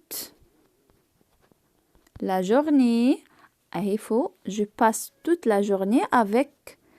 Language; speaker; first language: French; non-native, fluent; Arabic